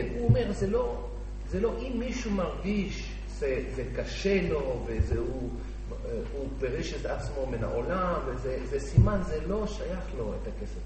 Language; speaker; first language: Hebrew; non-native, fluent; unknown